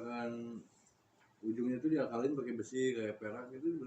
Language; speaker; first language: Indonesian; native; Indonesian